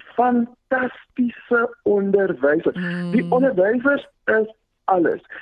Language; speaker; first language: Afrikaans; early bilingual, other home language; Zulu